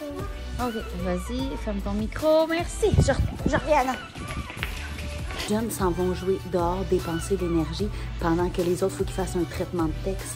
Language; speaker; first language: French; native; French